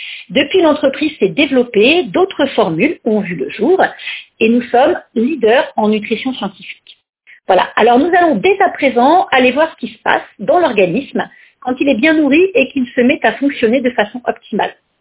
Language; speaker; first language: French; native; French